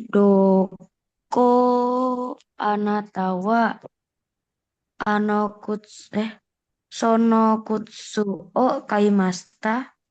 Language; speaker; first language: Japanese; non-native, learner; Indonesian